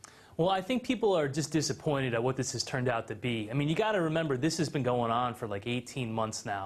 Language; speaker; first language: English; native; English